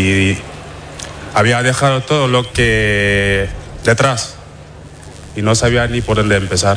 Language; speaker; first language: Spanish; non-native, fluent; Wolof